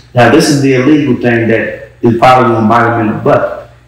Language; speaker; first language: English; native; English